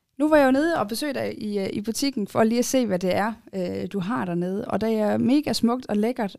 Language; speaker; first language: Danish; native; Danish